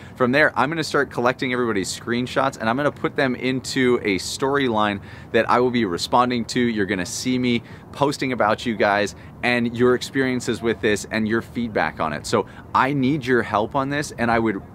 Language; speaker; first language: English; native; English